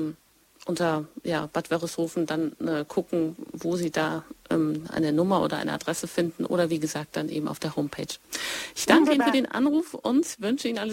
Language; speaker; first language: German; native; German